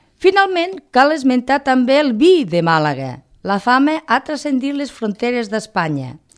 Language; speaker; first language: Catalan; native; Catalan